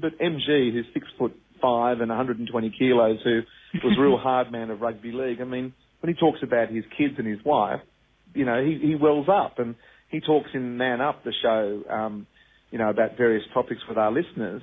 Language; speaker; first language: English; native; English